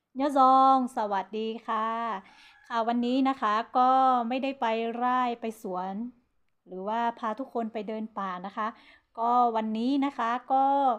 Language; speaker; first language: Thai; non-native, local second language; Hmong